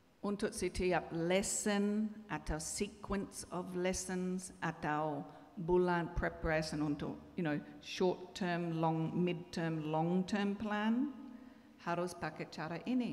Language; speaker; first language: Indonesian; non-native, learner; English